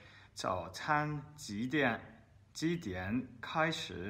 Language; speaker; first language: Chinese; non-native, learner; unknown